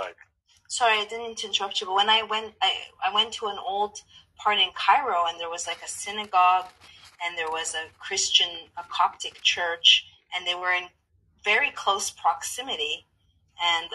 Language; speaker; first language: English; native; English